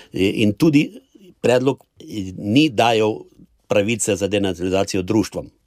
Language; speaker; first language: Slovenian; native; Slovenian